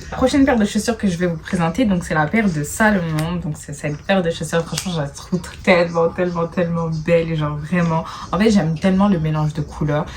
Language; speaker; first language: French; native; French